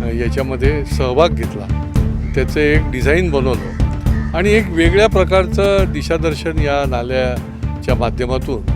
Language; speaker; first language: Marathi; native; Marathi